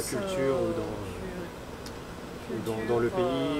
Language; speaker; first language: French; early bilingual, other home language; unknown